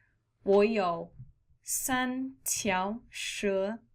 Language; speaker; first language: Chinese; non-native, fluent; English